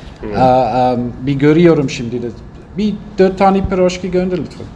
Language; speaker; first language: Turkish; non-native, learner; Russian